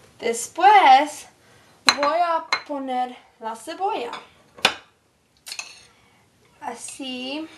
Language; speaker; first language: Spanish; non-native, learner; English